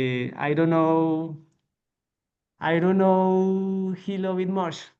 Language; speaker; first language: English; non-native, learner; Spanish